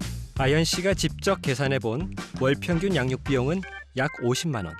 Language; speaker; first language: Korean; native; Korean